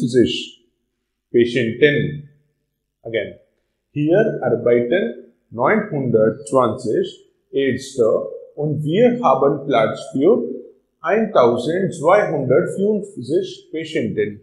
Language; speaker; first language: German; non-native, learner; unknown